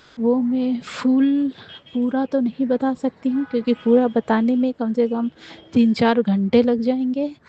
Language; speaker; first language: Hindi; non-native, local second language; Nepali